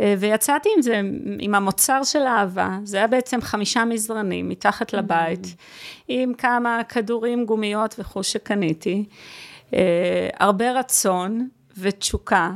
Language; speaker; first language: Hebrew; early bilingual, other home language; Russian